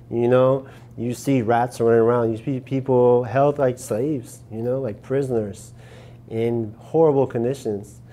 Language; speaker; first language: English; native; English